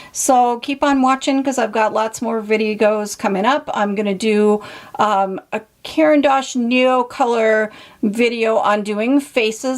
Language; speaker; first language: English; native; English